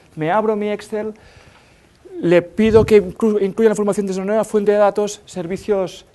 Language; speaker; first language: Spanish; native; Spanish